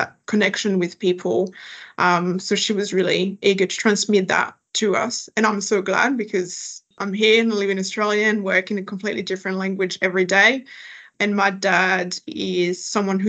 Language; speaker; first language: English; non-native, fluent; French